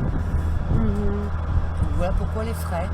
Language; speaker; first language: French; native; French